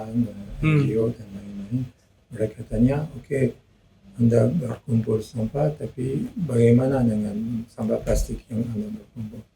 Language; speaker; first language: Indonesian; non-native, learner; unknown